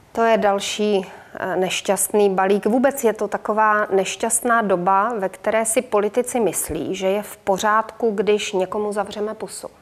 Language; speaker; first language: Czech; native; Czech